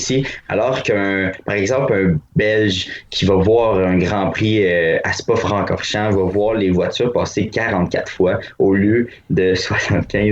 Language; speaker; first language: French; native; French